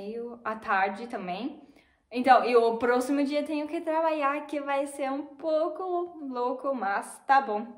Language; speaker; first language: Portuguese; non-native, fluent; German